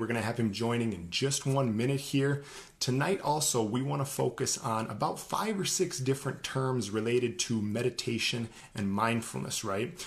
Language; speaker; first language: English; native; English